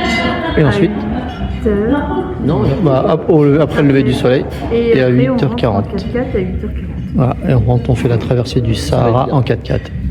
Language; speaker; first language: French; native; French